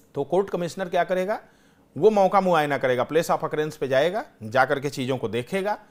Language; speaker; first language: Hindi; native; Hindi